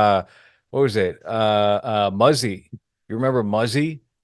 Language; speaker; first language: English; native; English